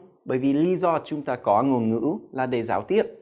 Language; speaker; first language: Vietnamese; non-native, fluent; English